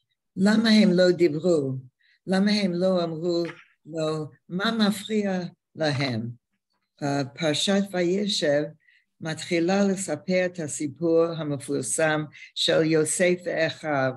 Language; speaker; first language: Hebrew; non-native, learner; English